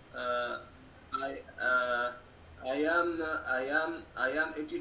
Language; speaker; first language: English; non-native, learner; French